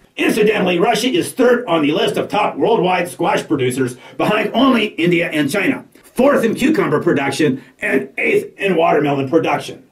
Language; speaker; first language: English; native; English